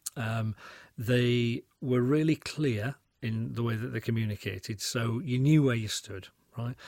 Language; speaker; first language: English; native; English